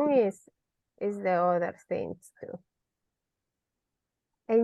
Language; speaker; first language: English; non-native, learner; Spanish